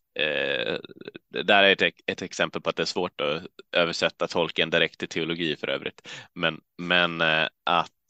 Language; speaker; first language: Swedish; native; Swedish